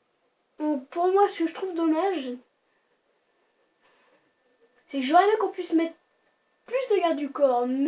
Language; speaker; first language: French; native; French